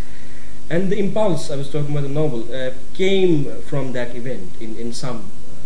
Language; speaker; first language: English; non-native, local second language; Kashmiri